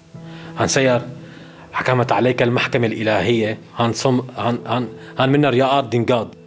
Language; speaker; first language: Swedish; non-native, learner; Arabic